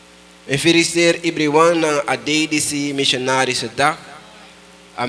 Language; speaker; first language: Dutch; non-native, local second language; Sranan Tongo